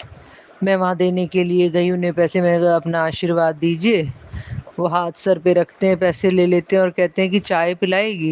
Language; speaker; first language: Hindi; native; Hindi